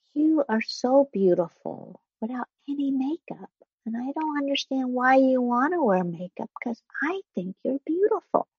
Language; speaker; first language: English; non-native, fluent; Vietnamese